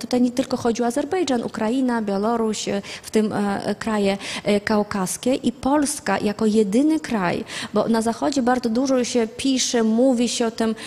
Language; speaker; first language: Polish; non-native, fluent; Azerbaijani